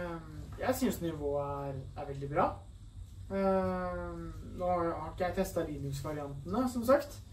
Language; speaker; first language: Norwegian; native; Norwegian